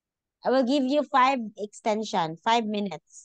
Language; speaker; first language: English; non-native, local second language; Filipino